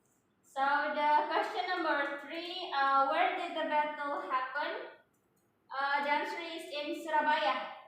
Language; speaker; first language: English; non-native, learner; Indonesian